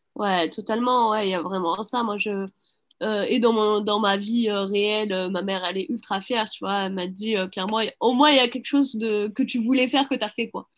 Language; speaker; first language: French; early bilingual, other home language; Arabic